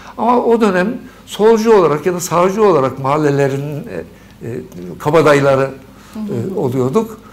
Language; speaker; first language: Turkish; early bilingual, other home language; Uzbek